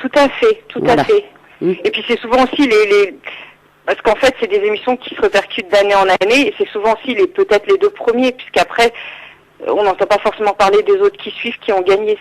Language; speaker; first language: French; native; French